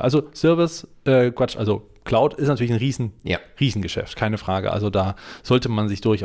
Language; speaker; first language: German; native; German